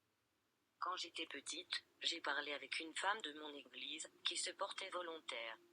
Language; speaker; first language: French; non-native, learner; English